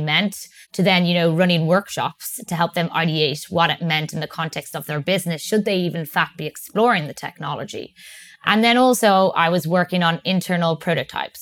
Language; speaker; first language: English; native; English